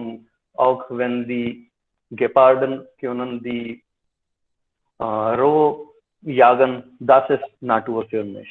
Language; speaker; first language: German; non-native, fluent; Hindi